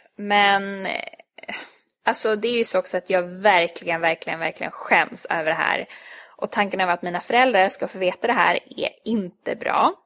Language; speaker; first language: Swedish; early bilingual, other home language; Hungarian